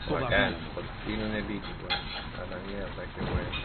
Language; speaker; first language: Spanish; native; Spanish